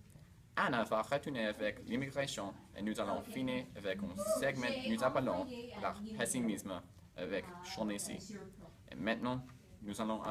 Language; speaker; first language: French; non-native, learner; English